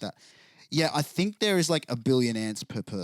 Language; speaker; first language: English; native; English